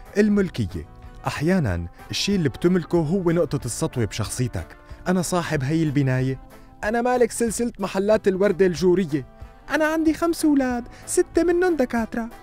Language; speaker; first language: Arabic; native; Arabic